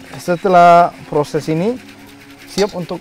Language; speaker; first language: Indonesian; non-native, learner; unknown